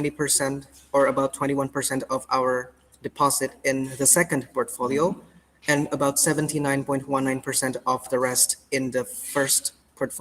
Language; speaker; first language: English; non-native, fluent; Indonesian